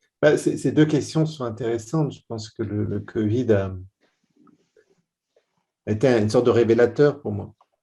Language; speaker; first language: French; native; French